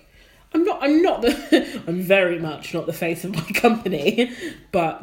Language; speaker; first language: English; native; English